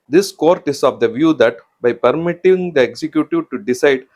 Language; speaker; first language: English; non-native, local second language; Tamil